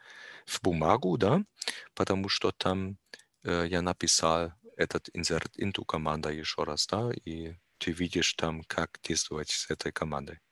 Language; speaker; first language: Russian; non-native, learner; German